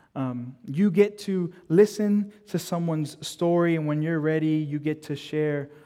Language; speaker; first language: English; native; English